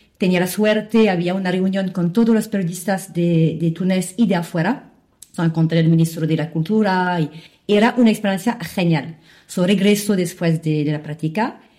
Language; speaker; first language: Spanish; non-native, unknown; Arabic